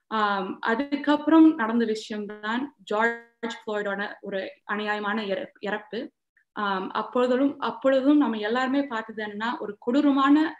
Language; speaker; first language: Tamil; early bilingual, heritage; Tamil